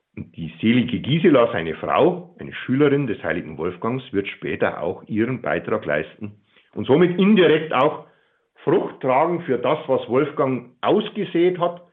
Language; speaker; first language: German; native; German